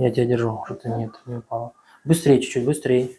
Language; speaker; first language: Russian; native; Russian